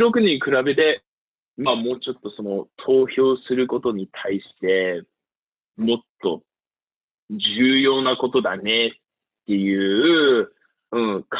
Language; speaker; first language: Japanese; early bilingual, heritage; Japanese